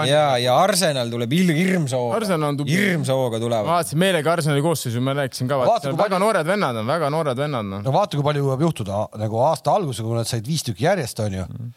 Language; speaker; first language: Estonian; native; Estonian